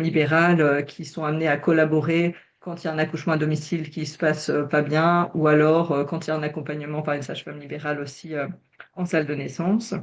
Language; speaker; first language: French; native; French